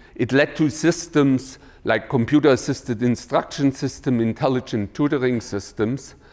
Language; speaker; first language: English; non-native, fluent; German